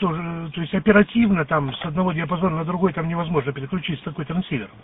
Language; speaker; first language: Russian; native; Russian